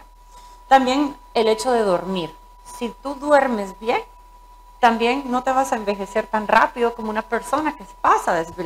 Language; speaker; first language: Spanish; native; Spanish